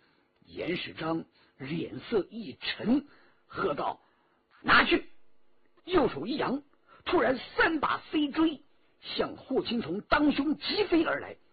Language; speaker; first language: Chinese; native; Chinese